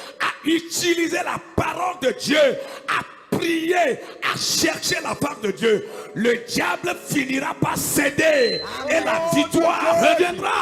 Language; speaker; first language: French; non-native, local second language; Ewe